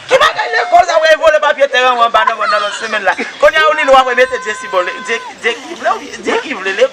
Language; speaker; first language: Haitian Creole; native; Haitian Creole